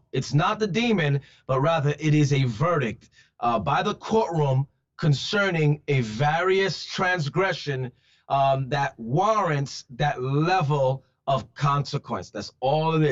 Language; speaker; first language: English; native; English